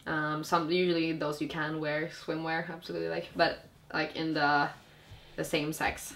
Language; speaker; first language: English; non-native, fluent; Finnish